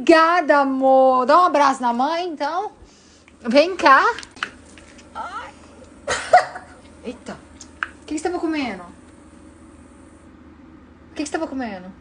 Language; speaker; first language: Portuguese; native; Portuguese